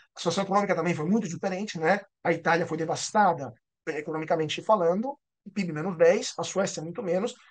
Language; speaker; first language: Portuguese; non-native, fluent; Italian